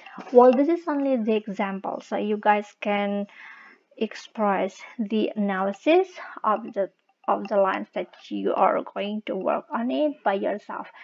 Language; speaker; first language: English; non-native, fluent; Indonesian